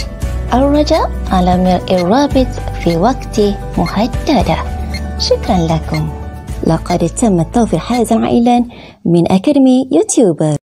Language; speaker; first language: Arabic; non-native, learner; Malay